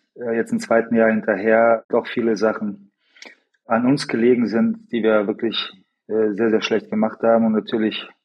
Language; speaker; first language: German; early bilingual, other home language; Bosnian